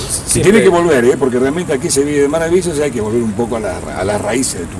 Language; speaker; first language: Spanish; native; Spanish